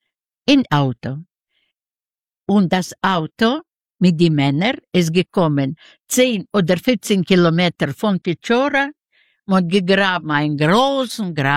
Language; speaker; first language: German; non-native, learner; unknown